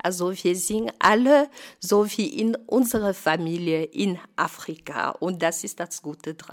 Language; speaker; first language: German; non-native, fluent; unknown